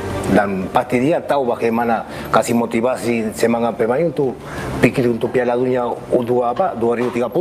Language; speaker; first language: Indonesian; non-native, fluent; Spanish